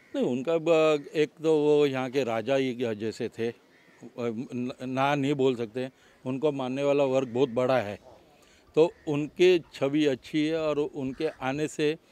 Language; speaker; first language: Hindi; non-native, local second language; Marathi